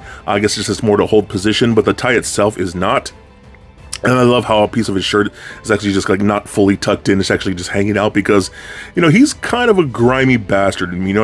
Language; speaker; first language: English; native; English